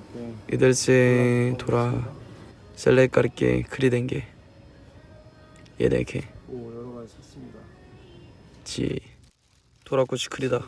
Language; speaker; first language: Hindi; non-native, learner; Korean